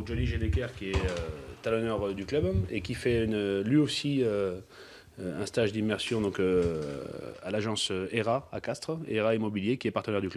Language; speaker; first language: French; native; French